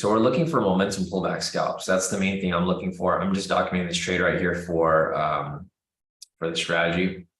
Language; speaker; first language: English; native; English